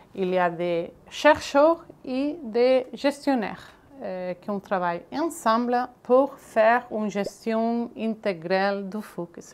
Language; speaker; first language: French; non-native, fluent; Catalan